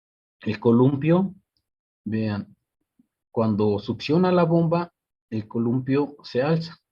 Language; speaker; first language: Spanish; native; Spanish